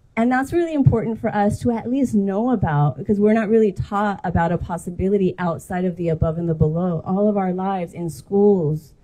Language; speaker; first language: English; native; English